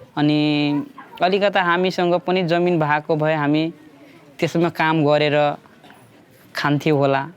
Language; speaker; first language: Nepali; non-native, local second language; Bhojpuri